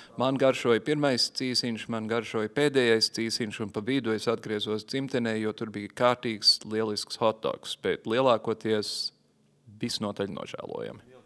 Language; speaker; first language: Latvian; native; Latvian